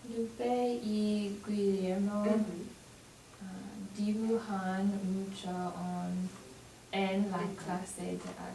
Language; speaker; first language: Spanish; non-native, learner; English